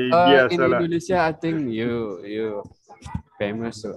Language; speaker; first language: English; non-native, learner; Indonesian